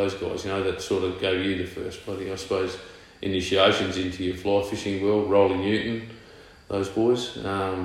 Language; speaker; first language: English; native; English